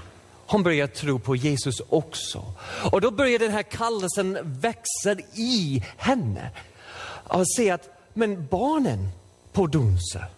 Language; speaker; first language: Swedish; non-native, fluent; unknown